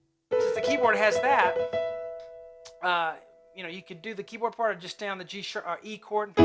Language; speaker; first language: English; native; English